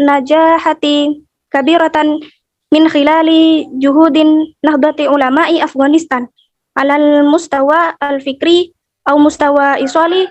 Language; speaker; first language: Arabic; non-native, learner; Indonesian